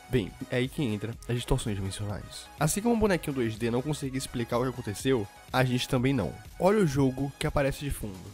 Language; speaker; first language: Portuguese; native; Portuguese